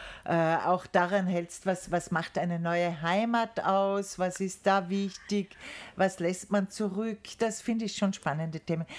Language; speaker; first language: German; native; German